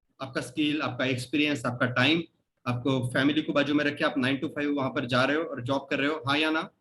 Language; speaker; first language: Hindi; non-native, local second language; Marathi